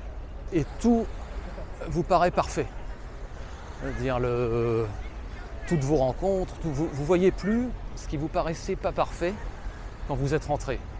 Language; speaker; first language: French; native; French